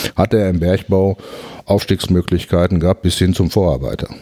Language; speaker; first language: German; native; German